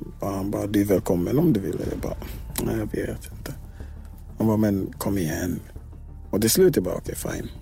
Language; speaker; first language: Swedish; non-native, fluent; English